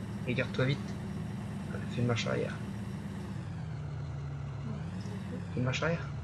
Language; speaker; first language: French; native; French